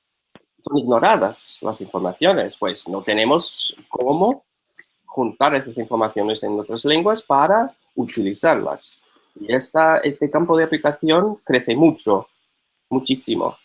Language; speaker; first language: Spanish; non-native, fluent; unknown